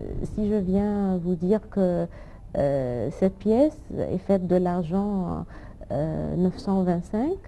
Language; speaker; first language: French; non-native, fluent; Arabic